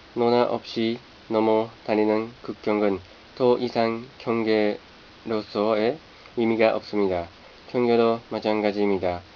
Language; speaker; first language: Korean; non-native, fluent; Japanese